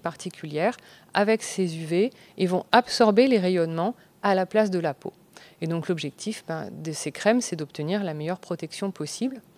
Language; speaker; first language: French; native; French